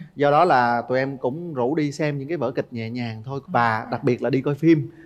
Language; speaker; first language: Vietnamese; native; Vietnamese